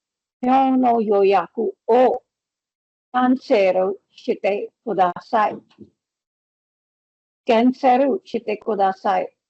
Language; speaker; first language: Japanese; non-native, fluent; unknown